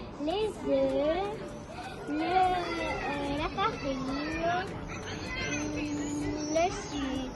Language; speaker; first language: French; non-native, learner; Ukrainian